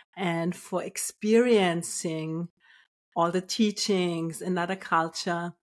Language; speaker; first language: English; non-native, fluent; German